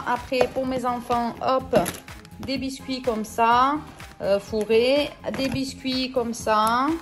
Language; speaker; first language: French; native; French